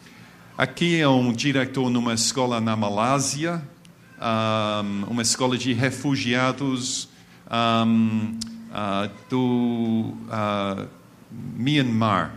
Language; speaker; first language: Portuguese; non-native, fluent; English